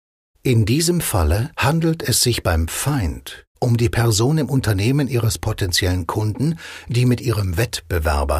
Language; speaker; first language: German; native; German